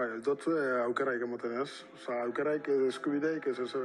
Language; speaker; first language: Basque; native; Basque